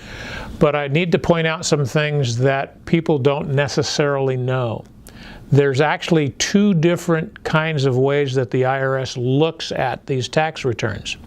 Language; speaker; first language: English; native; English